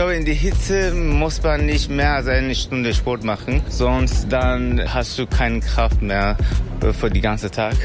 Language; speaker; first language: German; non-native, learner; Persian